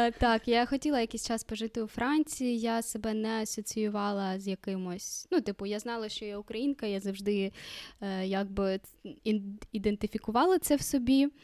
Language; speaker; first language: Ukrainian; non-native, local second language; Russian